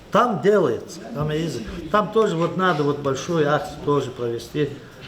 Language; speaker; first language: Russian; non-native, local second language; Lezghian